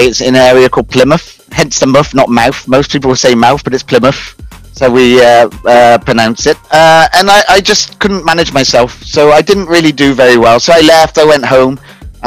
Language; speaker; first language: English; native; English